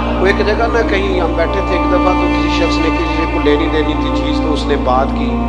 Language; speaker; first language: Urdu; non-native, local second language; Punjabi